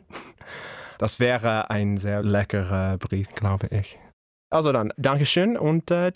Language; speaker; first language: German; non-native, learner; English